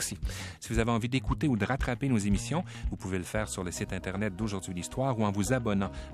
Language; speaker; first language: French; native; French